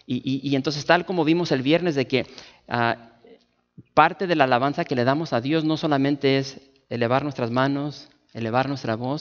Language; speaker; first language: Spanish; native; Spanish